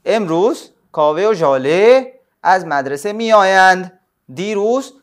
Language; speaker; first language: Persian; non-native, fluent; Urdu